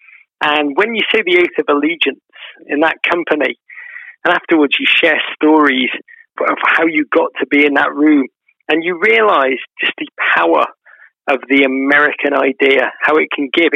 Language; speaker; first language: English; native; English